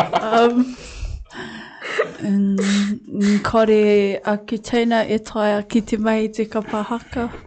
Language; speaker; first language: Māori; non-native, local second language; English